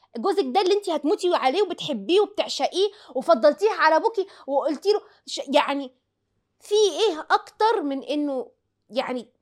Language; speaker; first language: Egyptian Arabic; native; Egyptian Arabic